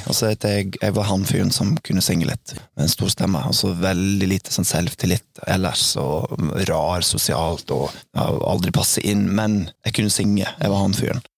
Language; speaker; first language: Norwegian; non-native, fluent; English